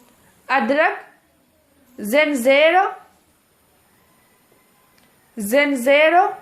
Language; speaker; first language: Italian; non-native, fluent; Urdu